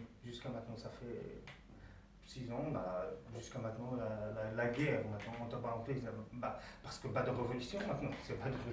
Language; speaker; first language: French; non-native, fluent; Arabic